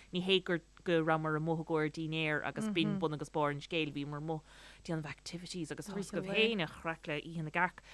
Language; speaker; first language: Irish; native; Irish